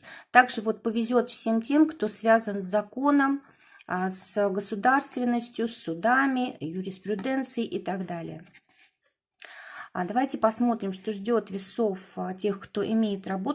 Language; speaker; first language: Russian; native; Russian